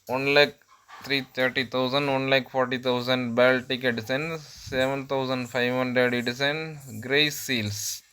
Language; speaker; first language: English; non-native, local second language; Tamil